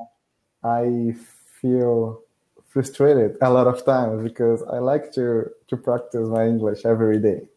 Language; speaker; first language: English; non-native, learner; Portuguese